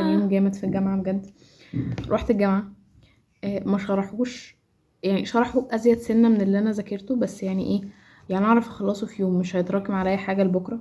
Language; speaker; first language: Arabic; native; Arabic